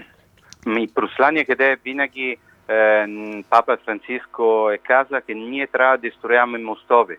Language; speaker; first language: Bulgarian; non-native, learner; Italian